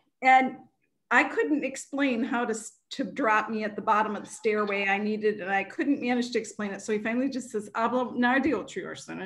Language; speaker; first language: English; native; English